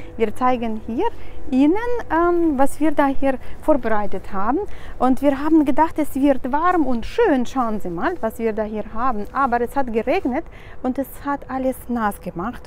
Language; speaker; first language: German; non-native, fluent; Russian